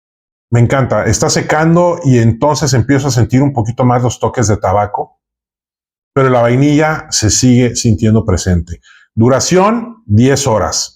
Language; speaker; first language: Spanish; native; Spanish